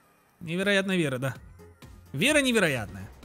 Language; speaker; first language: Russian; native; Russian